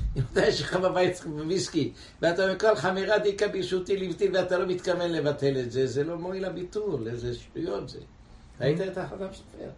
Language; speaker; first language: Hebrew; non-native, fluent; English